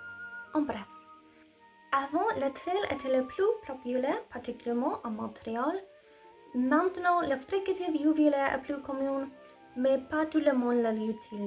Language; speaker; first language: French; non-native, learner; English